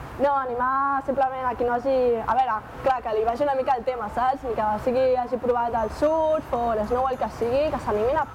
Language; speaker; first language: Catalan; native; Catalan